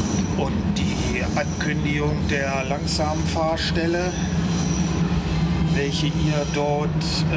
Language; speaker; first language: German; native; German